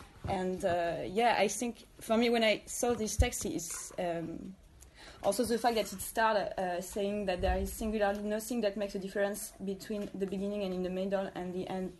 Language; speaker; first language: English; non-native, fluent; French